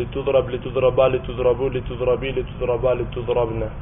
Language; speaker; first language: Arabic; non-native, learner; Urdu